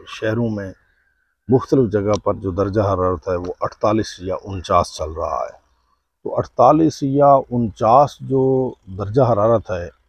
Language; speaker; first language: Urdu; non-native, local second language; Saraiki